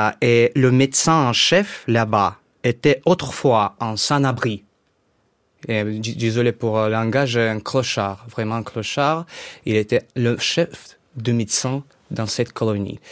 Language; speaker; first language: French; non-native, fluent; Russian